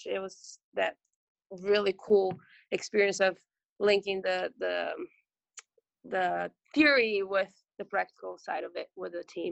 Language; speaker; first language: English; non-native, fluent; Portuguese